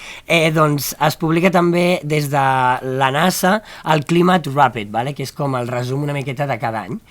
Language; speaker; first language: Catalan; native; Catalan